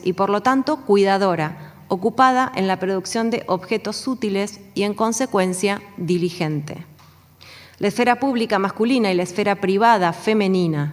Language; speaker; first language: Spanish; native; Spanish